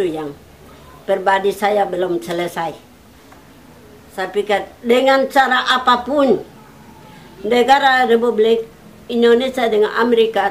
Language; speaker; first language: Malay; non-native, local second language; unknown